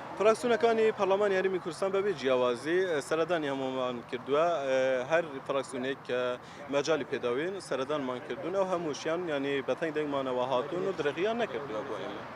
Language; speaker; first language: Central Kurdish; non-native, local second language; Kurdish